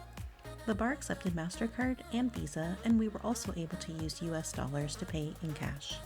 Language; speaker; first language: English; native; English